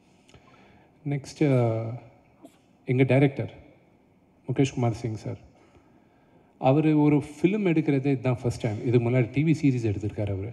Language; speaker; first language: Tamil; non-native, local second language; Telugu